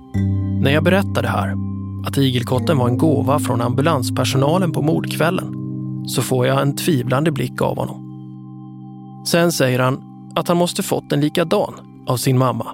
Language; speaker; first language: Swedish; native; Swedish